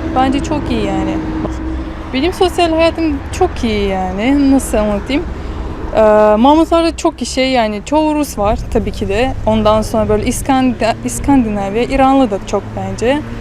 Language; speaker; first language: Turkish; non-native, fluent; Russian